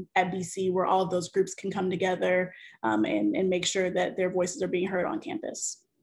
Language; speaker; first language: English; native; English